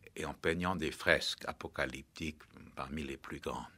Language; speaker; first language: French; native; French